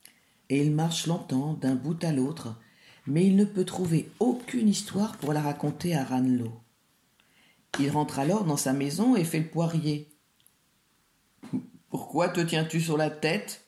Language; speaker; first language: French; native; French